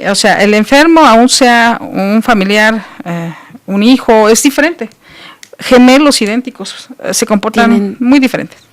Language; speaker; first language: Spanish; native; Spanish